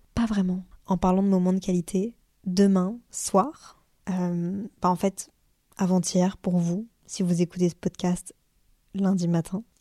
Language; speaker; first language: French; native; French